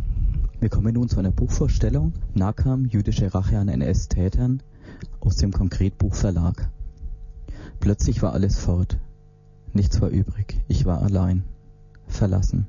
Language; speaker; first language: German; native; German